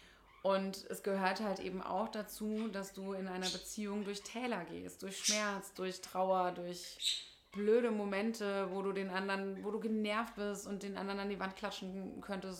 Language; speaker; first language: German; native; German